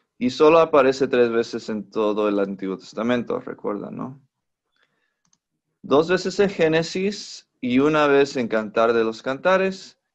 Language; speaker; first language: Spanish; non-native, fluent; English